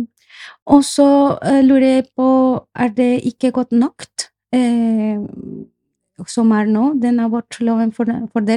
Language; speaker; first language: Norwegian; non-native, fluent; Spanish